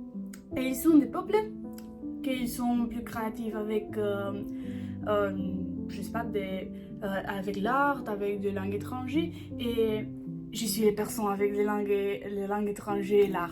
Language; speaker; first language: French; non-native, learner; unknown